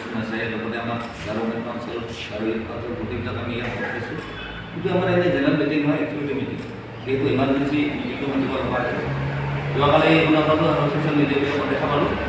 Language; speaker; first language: Assamese; non-native, local second language; Garo